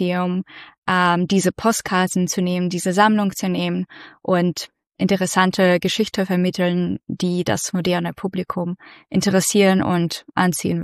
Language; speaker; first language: German; non-native, fluent; Russian